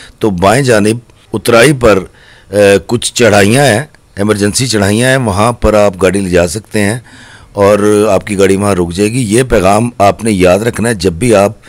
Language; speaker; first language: Urdu; non-native, local second language; Punjabi